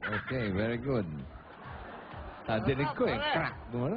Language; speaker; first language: Filipino; native; Filipino